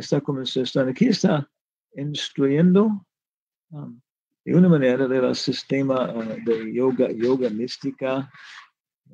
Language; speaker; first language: Spanish; non-native, fluent; English